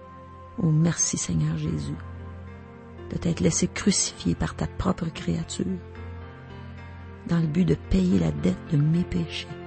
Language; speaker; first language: French; native; French